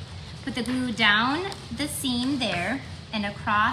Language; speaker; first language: English; native; English